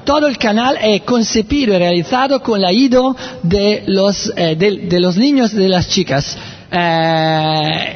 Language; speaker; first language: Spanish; non-native, learner; Italian